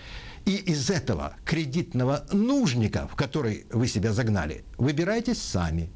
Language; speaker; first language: Russian; native; Russian